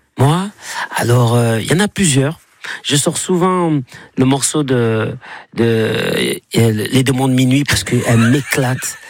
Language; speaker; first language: French; native; French